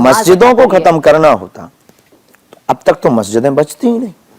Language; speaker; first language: Hindi; native; Hindi